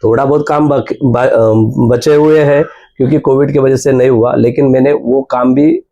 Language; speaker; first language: Hindi; non-native, local second language; Marathi